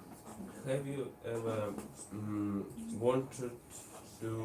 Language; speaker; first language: English; non-native, learner; Russian